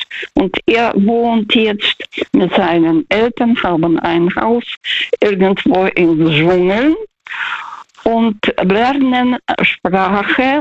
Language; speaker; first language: German; non-native, fluent; Russian